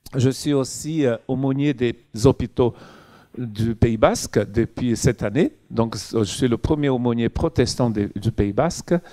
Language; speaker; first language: French; non-native, fluent; Portuguese